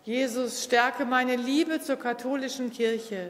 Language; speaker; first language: German; native; German